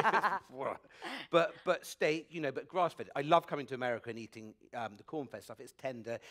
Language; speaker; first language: English; native; English